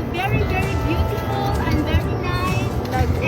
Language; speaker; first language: English; non-native, local second language; Filipino